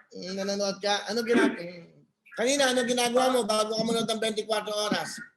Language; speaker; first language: Filipino; native; Filipino